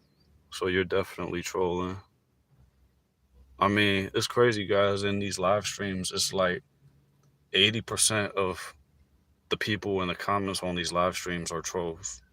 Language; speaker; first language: English; native; English